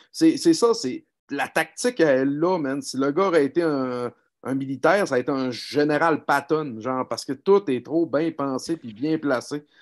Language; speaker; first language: French; native; French